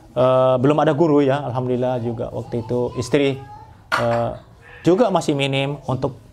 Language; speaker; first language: Indonesian; non-native, local second language; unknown